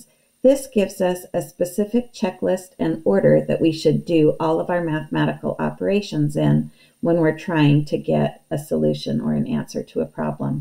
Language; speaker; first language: English; native; English